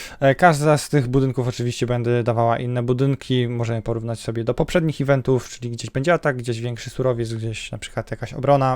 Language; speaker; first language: Polish; native; Polish